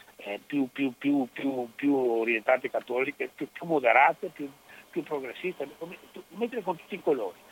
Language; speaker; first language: Italian; native; Italian